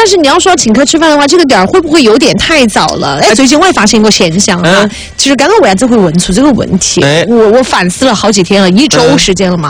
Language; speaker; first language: Chinese; native; Chinese